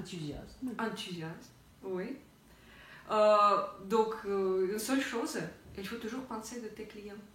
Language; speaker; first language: French; non-native, fluent; Russian